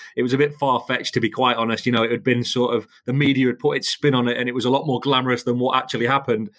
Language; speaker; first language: English; native; English